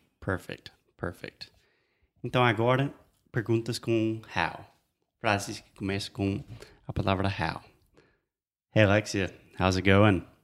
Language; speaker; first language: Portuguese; non-native, fluent; English